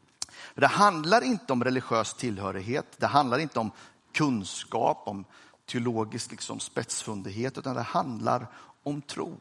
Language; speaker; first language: Swedish; native; Swedish